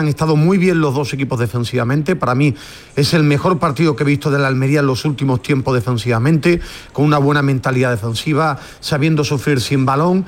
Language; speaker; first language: Spanish; native; Spanish